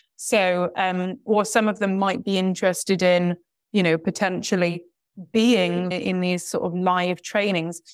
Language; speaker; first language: English; native; English